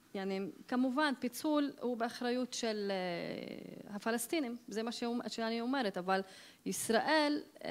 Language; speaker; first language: Hebrew; non-native, local second language; Arabic